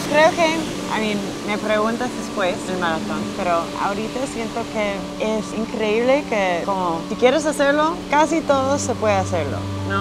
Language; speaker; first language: Spanish; non-native, learner; English